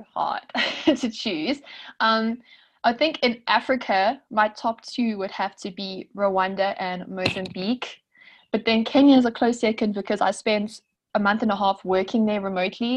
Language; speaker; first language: English; native; English